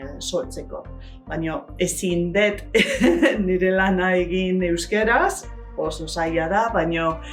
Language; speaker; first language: Basque; non-native, learner; English